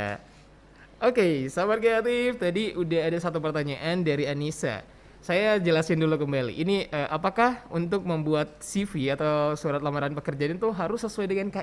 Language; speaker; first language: Indonesian; native; Indonesian